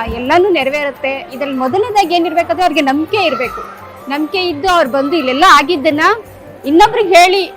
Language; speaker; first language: Kannada; native; Kannada